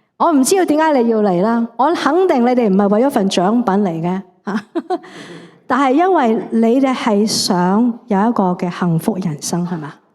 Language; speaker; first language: Cantonese; native; Cantonese